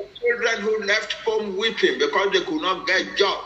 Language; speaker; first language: English; non-native, local second language; Yoruba